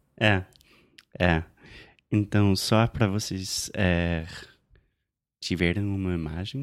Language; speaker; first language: Portuguese; non-native, fluent; English